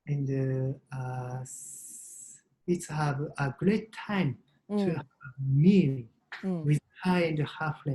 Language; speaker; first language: English; non-native, learner; Japanese